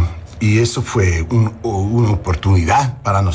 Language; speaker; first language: Spanish; non-native, learner; English